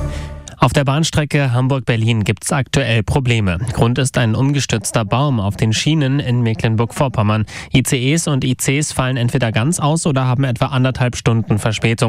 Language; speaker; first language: German; native; German